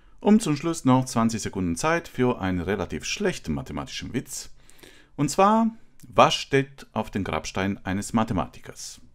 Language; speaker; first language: German; non-native, fluent; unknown